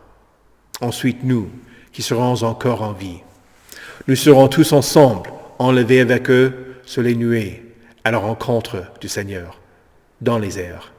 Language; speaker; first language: French; native; French